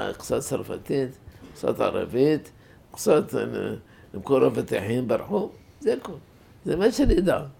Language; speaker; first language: Hebrew; non-native, fluent; Arabic